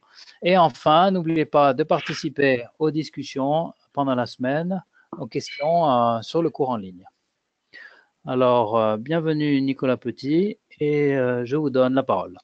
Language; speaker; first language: French; native; French